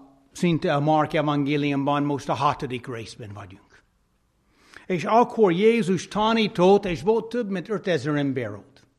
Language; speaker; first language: Hungarian; non-native, fluent; English